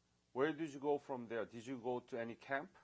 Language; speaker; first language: English; non-native, fluent; Korean